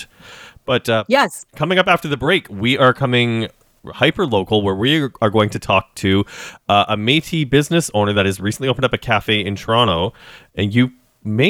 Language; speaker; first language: English; native; English